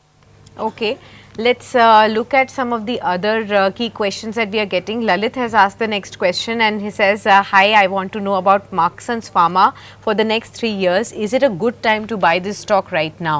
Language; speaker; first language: English; non-native, local second language; Hindi